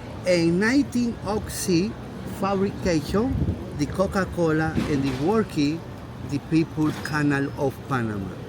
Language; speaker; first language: English; non-native, learner; Spanish